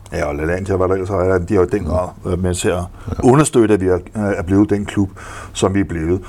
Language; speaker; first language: Danish; native; Danish